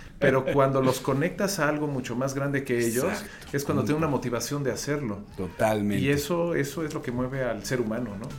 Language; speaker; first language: Spanish; native; Spanish